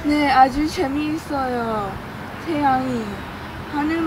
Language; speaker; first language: Korean; non-native, learner; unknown